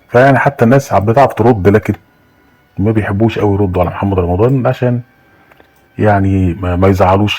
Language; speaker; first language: Arabic; native; Arabic